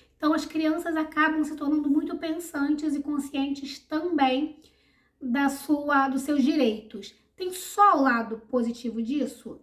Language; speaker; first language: Portuguese; native; Portuguese